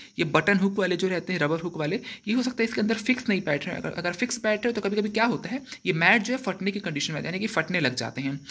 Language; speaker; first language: Hindi; native; Hindi